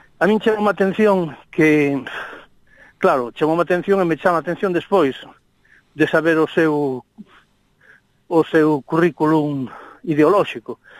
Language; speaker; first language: Galician; non-native, local second language; Spanish